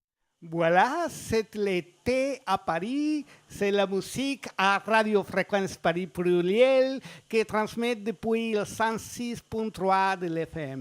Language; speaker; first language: French; non-native, fluent; Spanish